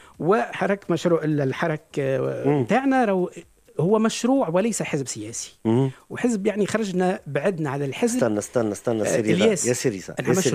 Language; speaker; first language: Arabic; native; Arabic